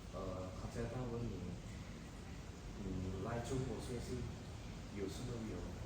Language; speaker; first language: Chinese; non-native, learner; Indonesian